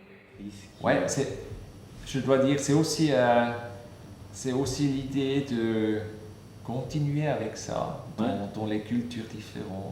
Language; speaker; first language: French; non-native, fluent; German